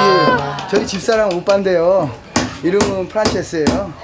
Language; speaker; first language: Korean; native; Korean